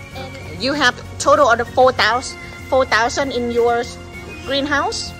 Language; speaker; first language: English; non-native, fluent; Thai